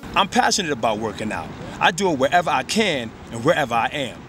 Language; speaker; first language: English; native; English